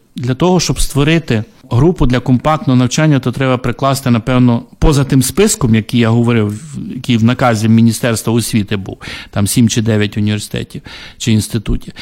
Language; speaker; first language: Ukrainian; native; Ukrainian